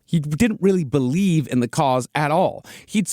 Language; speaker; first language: English; native; English